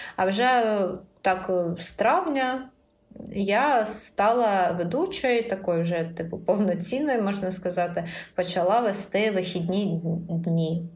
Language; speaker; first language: Ukrainian; native; Ukrainian